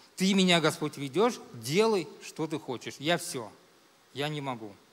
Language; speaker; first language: Russian; native; Russian